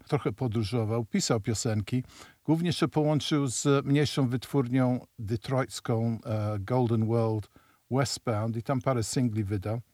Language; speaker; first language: Polish; early bilingual, heritage; Polish